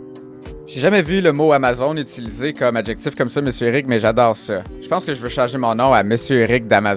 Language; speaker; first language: French; native; French